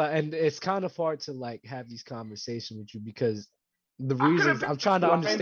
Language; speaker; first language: English; native; English